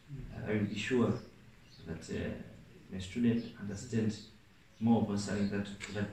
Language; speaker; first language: English; non-native, local second language; Swahili